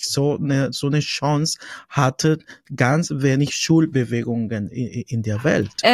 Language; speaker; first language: German; non-native, fluent; Spanish